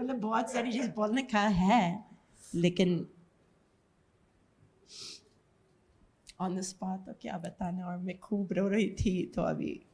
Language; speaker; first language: Hindi; non-native, learner; English